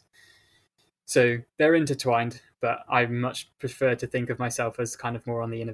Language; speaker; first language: English; native; English